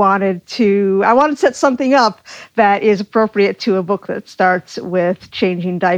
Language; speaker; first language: English; native; English